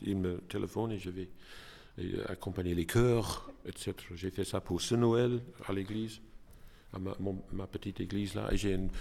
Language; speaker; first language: French; non-native, learner; English